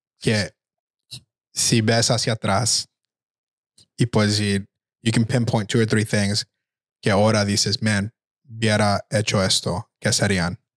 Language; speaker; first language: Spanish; early bilingual, heritage; Spanish